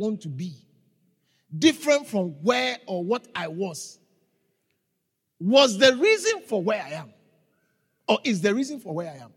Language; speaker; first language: English; non-native, local second language; Akan